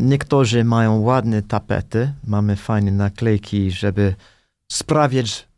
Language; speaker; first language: Polish; non-native, fluent; English